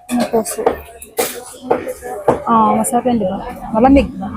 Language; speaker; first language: Filipino; non-native, local second language; Hiligaynon